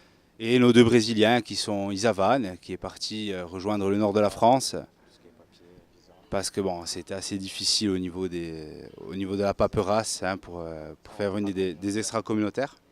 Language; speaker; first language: French; native; French